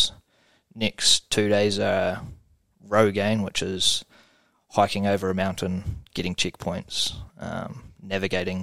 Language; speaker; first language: English; native; English